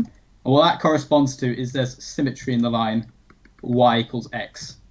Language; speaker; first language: English; native; English